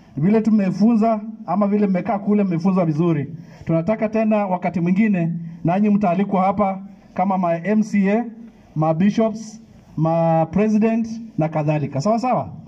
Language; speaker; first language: Swahili; non-native, local second language; Luyia